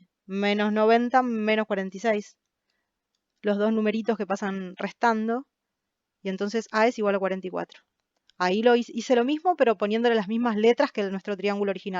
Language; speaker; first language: Spanish; native; Spanish